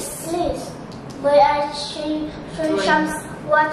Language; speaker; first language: English; non-native, learner; Vietnamese